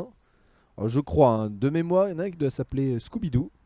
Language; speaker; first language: French; native; French